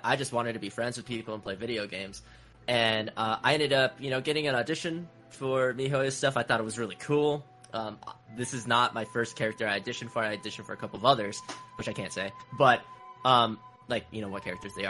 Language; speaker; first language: English; native; English